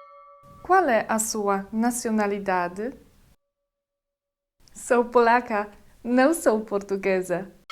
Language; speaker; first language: Portuguese; non-native, fluent; Polish